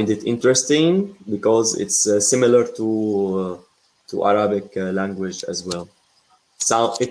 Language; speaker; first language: English; non-native, fluent; Arabic